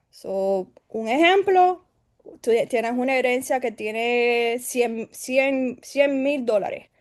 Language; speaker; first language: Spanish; early bilingual, heritage; Spanish